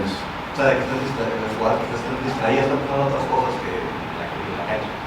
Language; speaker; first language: Spanish; native; Spanish